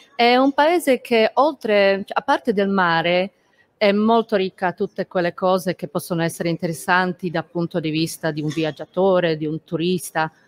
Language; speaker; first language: Italian; non-native, fluent; Slovak